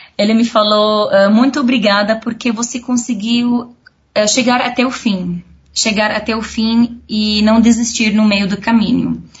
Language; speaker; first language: Portuguese; non-native, fluent; Arabic